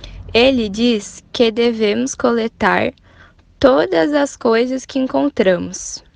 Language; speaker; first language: Portuguese; non-native, learner; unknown